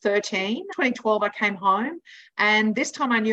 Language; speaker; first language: English; native; English